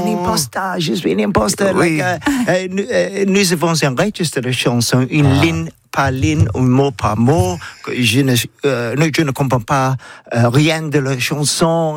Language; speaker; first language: French; non-native, learner; English